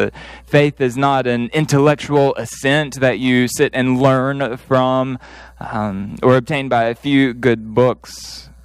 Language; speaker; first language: English; native; English